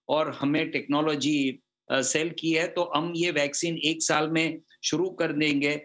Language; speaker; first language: Hindi; non-native, local second language; Gujarati